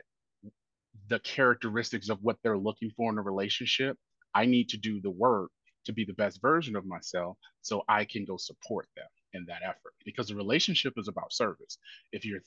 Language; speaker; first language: English; native; English